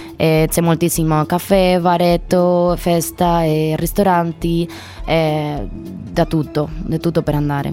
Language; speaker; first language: Italian; non-native, learner; Spanish